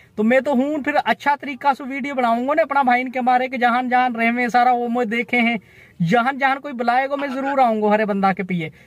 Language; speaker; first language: Hindi; native; Hindi